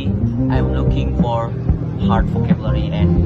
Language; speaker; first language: English; non-native, learner; Indonesian